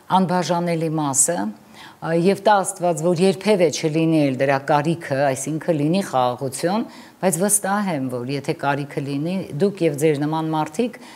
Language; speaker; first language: Armenian; native; Armenian